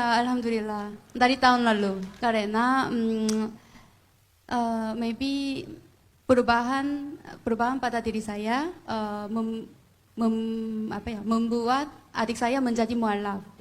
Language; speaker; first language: Indonesian; non-native, fluent; Korean